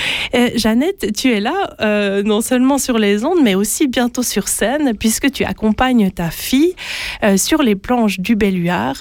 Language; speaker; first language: French; native; French